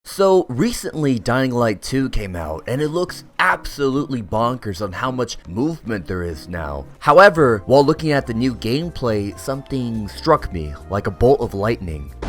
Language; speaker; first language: English; native; English